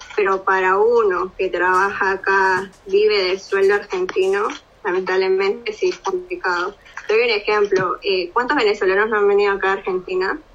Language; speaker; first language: Spanish; native; Spanish